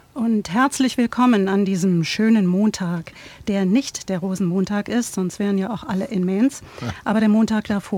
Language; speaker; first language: German; native; German